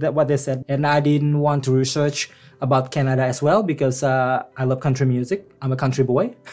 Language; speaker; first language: English; non-native, fluent; Indonesian